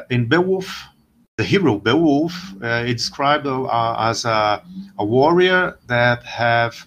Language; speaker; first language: English; non-native, fluent; Portuguese